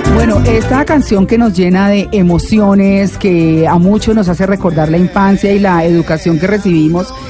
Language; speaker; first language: Spanish; native; Spanish